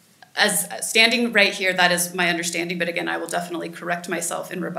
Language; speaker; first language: English; native; English